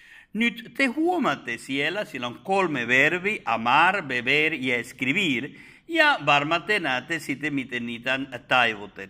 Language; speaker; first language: Finnish; non-native, fluent; Spanish